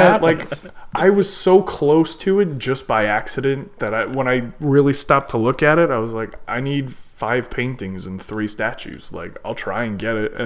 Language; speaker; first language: English; native; English